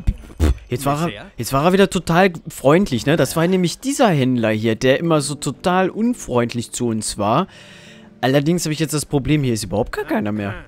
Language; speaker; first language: German; native; German